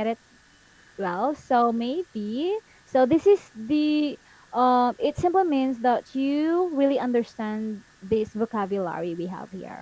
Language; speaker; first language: English; non-native, fluent; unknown